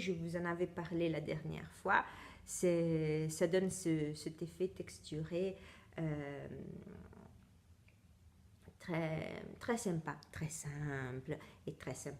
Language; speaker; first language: French; non-native, fluent; Italian